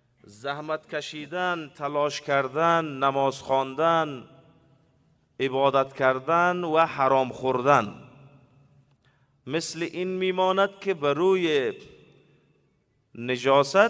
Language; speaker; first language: Persian; native; Persian